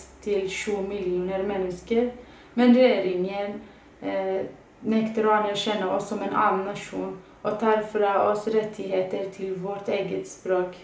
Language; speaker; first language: Norwegian; non-native, fluent; Kurdish